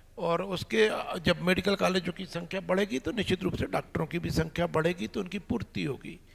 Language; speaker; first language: Hindi; native; Hindi